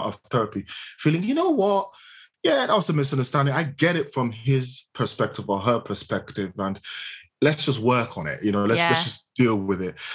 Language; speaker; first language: English; non-native, local second language; Yoruba